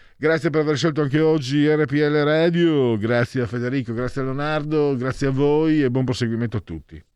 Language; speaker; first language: Italian; native; Italian